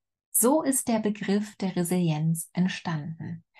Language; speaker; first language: German; native; German